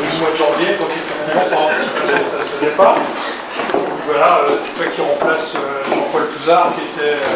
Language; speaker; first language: French; native; French